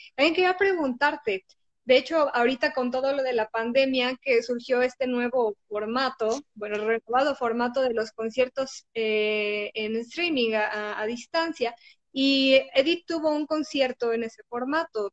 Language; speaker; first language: Spanish; native; Spanish